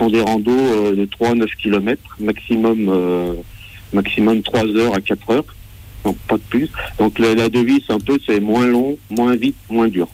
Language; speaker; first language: French; native; French